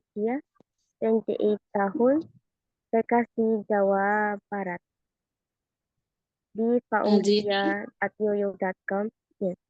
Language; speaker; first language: Indonesian; non-native, learner; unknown